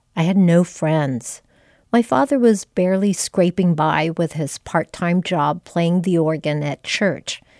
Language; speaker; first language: English; non-native, local second language; Filipino